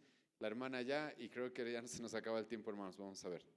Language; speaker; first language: Spanish; native; Spanish